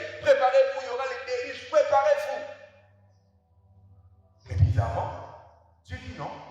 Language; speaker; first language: French; non-native, local second language; Lingala